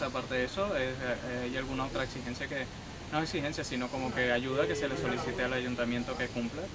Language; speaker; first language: Spanish; native; Spanish